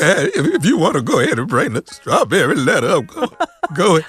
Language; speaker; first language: English; native; English